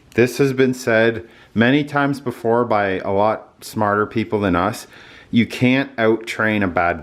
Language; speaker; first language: English; native; English